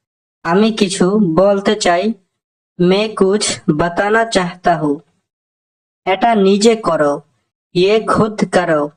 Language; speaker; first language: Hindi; non-native, fluent; Bangla